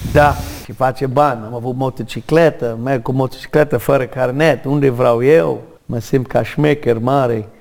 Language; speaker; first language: Romanian; non-native, learner; English